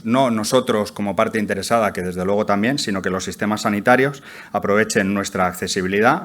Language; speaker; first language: Spanish; native; Spanish